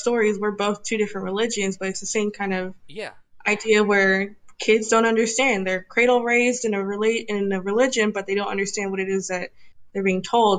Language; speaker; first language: English; early bilingual, other home language; Spanish